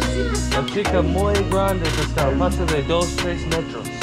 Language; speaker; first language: Spanish; non-native, learner; English